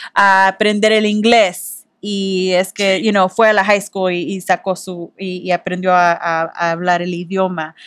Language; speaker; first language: Spanish; early bilingual, heritage; Spanish